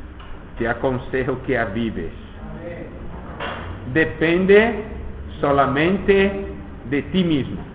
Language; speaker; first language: Spanish; non-native, fluent; Portuguese